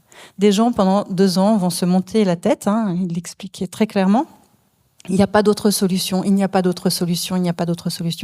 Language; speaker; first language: French; native; French